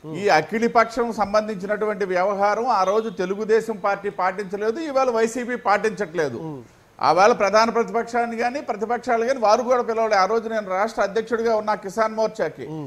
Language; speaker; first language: Telugu; native; Telugu